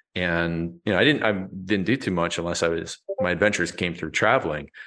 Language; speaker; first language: English; native; English